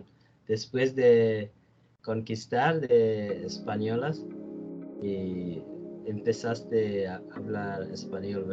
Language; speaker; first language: Spanish; non-native, learner; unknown